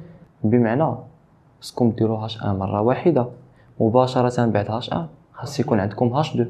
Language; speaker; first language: Arabic; native; Arabic